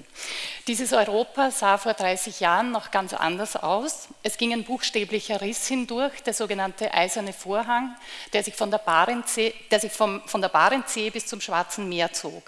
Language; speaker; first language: German; native; German